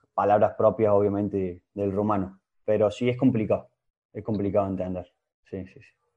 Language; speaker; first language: Spanish; native; Spanish